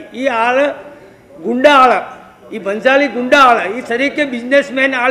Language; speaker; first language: Malayalam; non-native, learner; Hindi